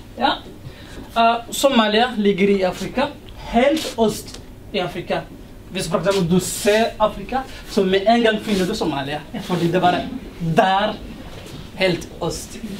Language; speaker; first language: Norwegian; non-native, learner; Somali